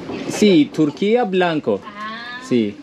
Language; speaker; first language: Spanish; non-native, learner; Turkish